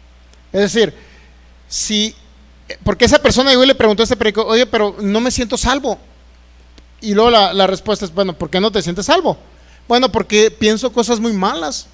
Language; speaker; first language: Spanish; native; Spanish